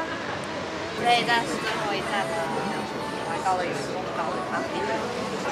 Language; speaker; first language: Chinese; native; Chinese